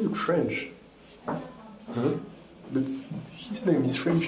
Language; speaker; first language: English; non-native, learner; French